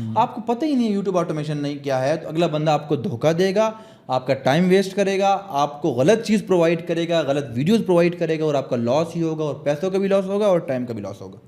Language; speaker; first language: Urdu; non-native, local second language; Pashto